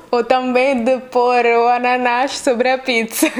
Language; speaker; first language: Portuguese; non-native, fluent; Italian